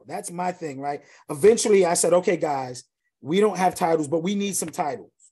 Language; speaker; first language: English; native; English